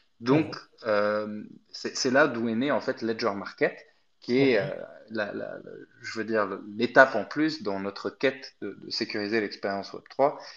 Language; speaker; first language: French; non-native, fluent; Arabic